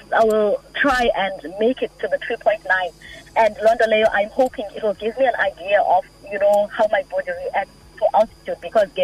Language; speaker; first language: English; non-native, local second language; Xhosa